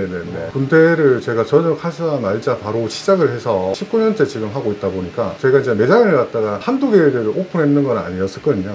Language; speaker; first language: Korean; native; Korean